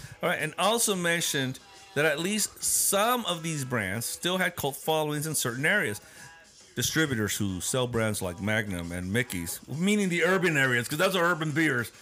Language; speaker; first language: English; early bilingual, other home language; Spanish